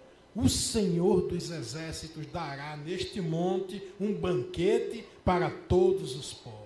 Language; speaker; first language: Portuguese; native; Portuguese